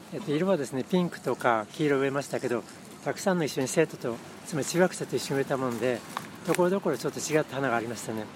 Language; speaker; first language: Japanese; native; Japanese